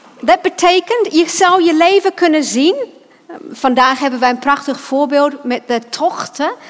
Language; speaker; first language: Dutch; non-native, fluent; English